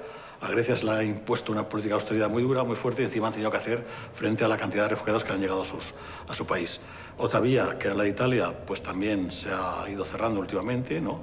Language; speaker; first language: Spanish; native; Spanish